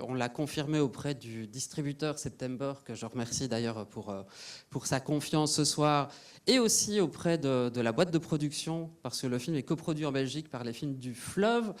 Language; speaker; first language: French; native; French